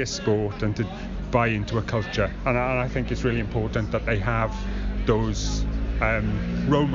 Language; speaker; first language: English; native; English